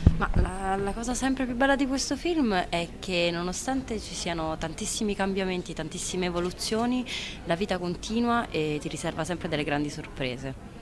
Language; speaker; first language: Italian; native; Italian